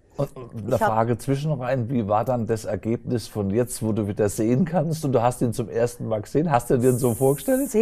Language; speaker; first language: German; native; German